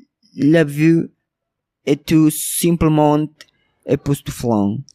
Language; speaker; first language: French; non-native, learner; Spanish